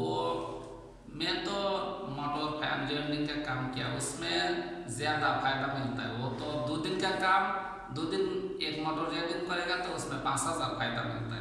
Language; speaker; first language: Hindi; non-native, learner; Bangla